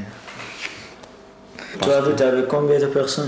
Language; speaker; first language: French; non-native, learner; Persian